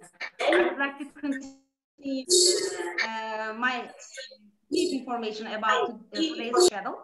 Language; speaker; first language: English; non-native, local second language; Turkish